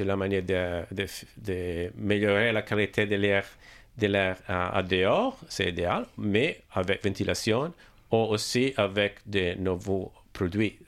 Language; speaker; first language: French; non-native, learner; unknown